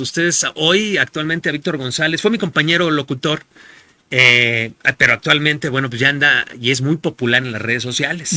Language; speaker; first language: Spanish; native; Spanish